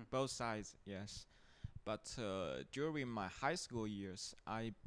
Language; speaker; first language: English; non-native, fluent; Chinese